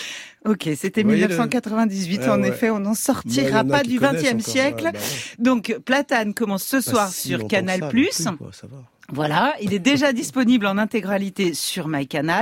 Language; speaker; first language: French; native; French